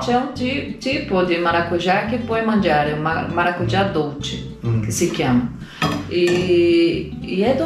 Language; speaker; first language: Italian; non-native, learner; Portuguese